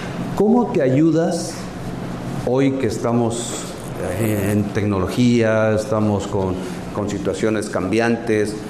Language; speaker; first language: Spanish; native; Spanish